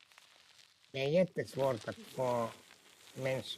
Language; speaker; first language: Swedish; non-native, local second language; Finnish